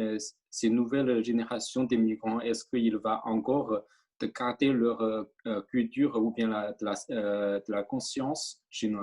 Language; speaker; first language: French; non-native, fluent; Chinese